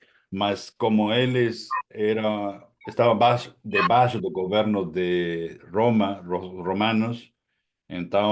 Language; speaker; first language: Portuguese; non-native, fluent; Spanish